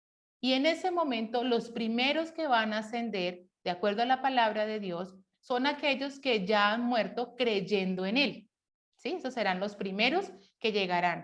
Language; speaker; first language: Spanish; native; Spanish